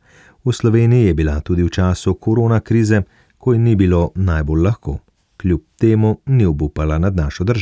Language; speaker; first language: Slovenian; native; Slovenian